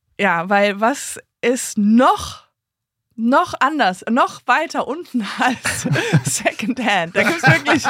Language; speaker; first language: German; non-native, fluent; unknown